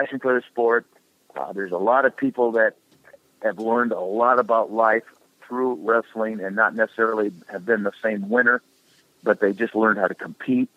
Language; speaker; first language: English; native; English